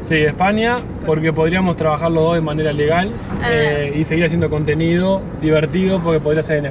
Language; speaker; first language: Spanish; native; Spanish